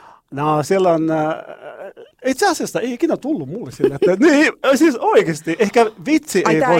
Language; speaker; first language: Finnish; non-native, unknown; Arabic